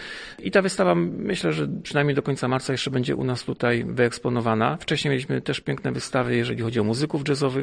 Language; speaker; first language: Polish; native; Polish